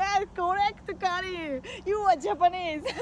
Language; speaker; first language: English; non-native, learner; Japanese